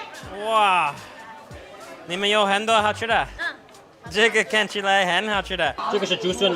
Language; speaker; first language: Chinese; non-native, learner; English